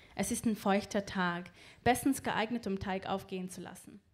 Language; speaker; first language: German; non-native, learner; English